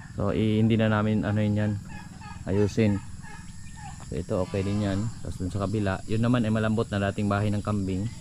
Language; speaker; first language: Filipino; non-native, local second language; Cebuano